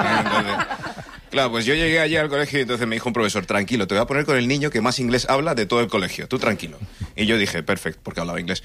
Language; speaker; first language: Spanish; early bilingual, other home language; English